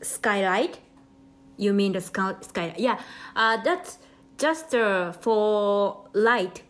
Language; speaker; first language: English; non-native, learner; Japanese